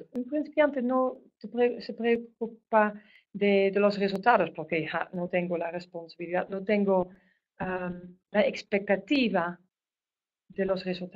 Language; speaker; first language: Spanish; non-native, fluent; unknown